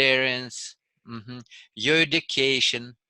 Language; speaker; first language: English; non-native, learner; Russian